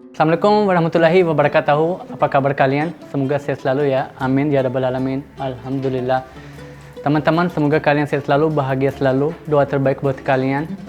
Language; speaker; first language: Indonesian; non-native, fluent; Urdu